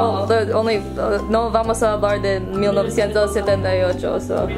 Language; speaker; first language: Spanish; non-native, learner; English